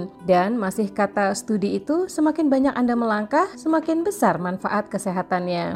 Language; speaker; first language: Indonesian; native; Indonesian